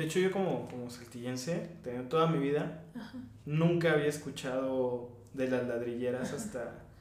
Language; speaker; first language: Spanish; native; Spanish